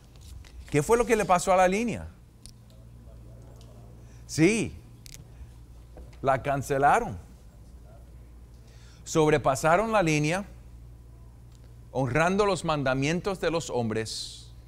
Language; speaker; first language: Spanish; non-native, fluent; English